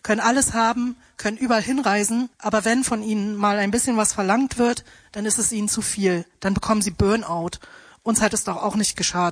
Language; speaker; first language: German; native; German